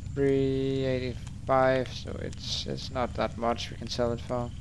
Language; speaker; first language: English; non-native, fluent; Danish